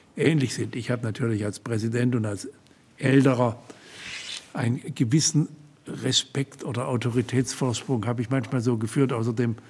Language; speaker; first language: German; native; German